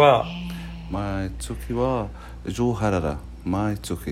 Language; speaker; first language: Japanese; non-native, learner; Arabic